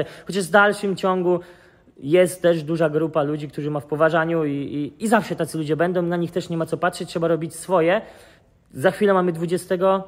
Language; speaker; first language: Polish; native; Polish